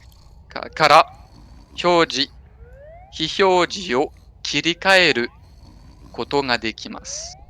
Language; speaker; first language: Japanese; non-native, fluent; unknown